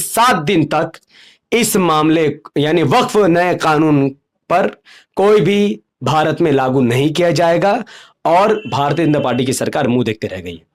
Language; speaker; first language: Hindi; native; Hindi